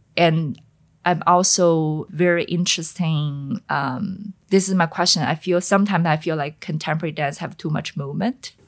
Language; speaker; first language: English; non-native, fluent; Chinese